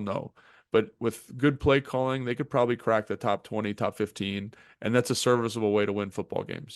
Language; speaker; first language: English; native; English